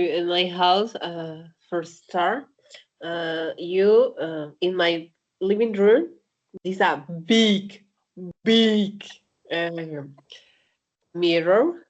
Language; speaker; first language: English; non-native, learner; Spanish